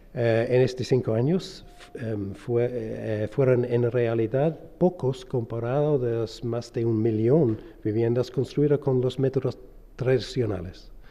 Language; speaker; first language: Spanish; non-native, fluent; English